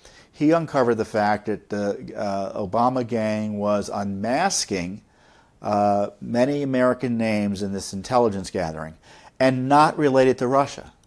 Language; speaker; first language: English; native; English